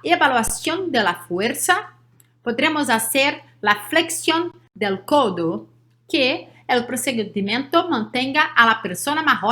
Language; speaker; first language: Spanish; non-native, learner; Portuguese